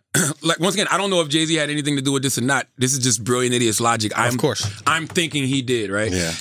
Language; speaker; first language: English; native; English